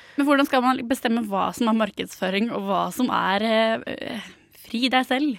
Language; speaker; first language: Norwegian; native; Norwegian